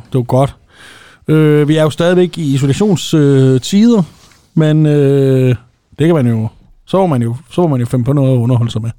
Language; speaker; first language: Danish; native; Danish